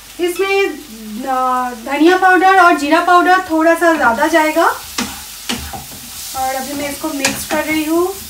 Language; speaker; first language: Hindi; non-native, local second language; Bangla